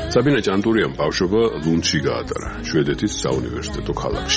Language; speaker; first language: Georgian; native; Georgian